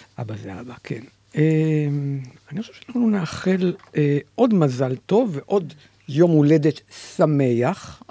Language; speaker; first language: Hebrew; native; Hebrew